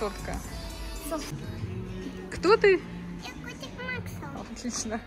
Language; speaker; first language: Russian; native; Russian